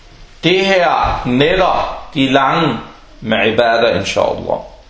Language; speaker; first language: Danish; non-native, local second language; Arabic